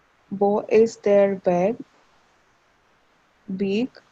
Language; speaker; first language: German; non-native, learner; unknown